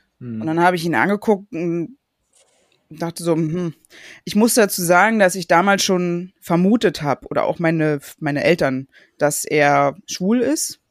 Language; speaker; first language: German; native; German